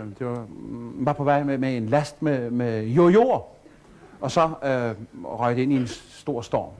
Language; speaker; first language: Danish; native; Danish